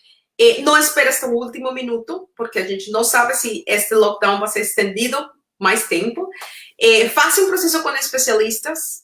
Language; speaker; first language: Portuguese; non-native, fluent; Spanish